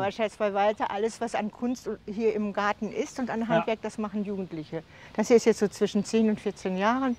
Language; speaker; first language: German; native; German